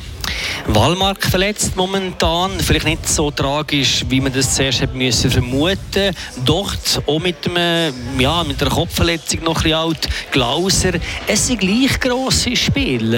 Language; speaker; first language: German; native; German